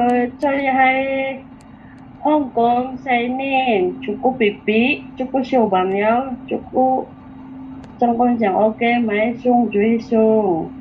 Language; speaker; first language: Cantonese; non-native, learner; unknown